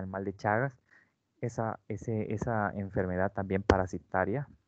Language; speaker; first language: Spanish; native; Spanish